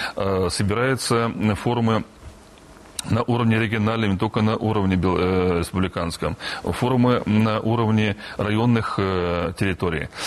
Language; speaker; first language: Russian; non-native, local second language; Romanian